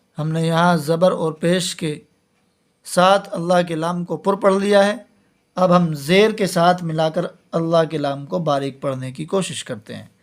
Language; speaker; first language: Urdu; native; Urdu